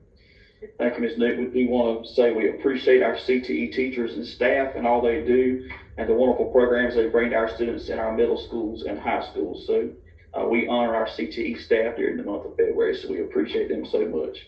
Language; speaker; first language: English; native; English